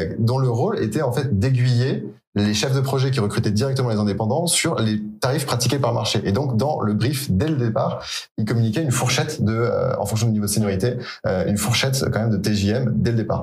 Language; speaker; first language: French; native; French